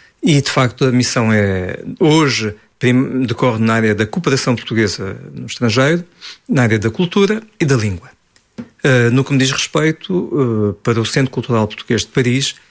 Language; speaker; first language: Portuguese; native; Portuguese